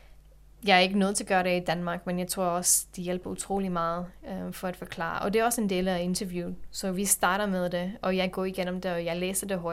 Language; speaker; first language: Danish; non-native, fluent; English